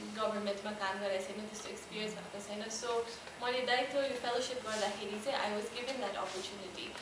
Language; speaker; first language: Nepali; early bilingual, heritage; Nepali